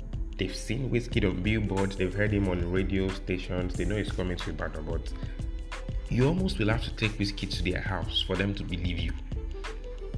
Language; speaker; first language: English; non-native, local second language; Yoruba